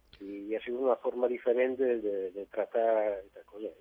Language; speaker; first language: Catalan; non-native, fluent; Italian